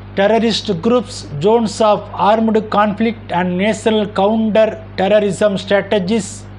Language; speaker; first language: English; non-native, local second language; Tamil